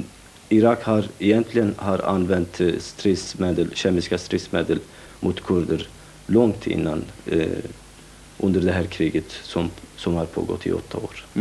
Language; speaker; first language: Swedish; non-native, fluent; Kurdish